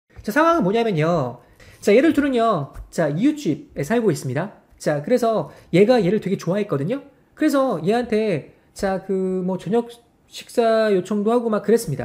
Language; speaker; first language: Korean; native; Korean